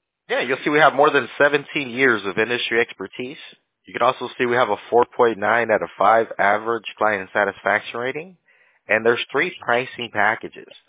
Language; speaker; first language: English; early bilingual, other home language; Spanish